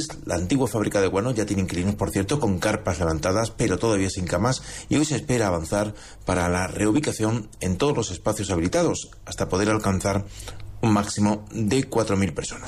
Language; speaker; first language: Spanish; native; Spanish